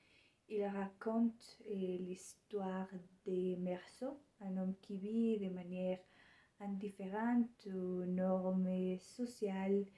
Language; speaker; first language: French; non-native, learner; Spanish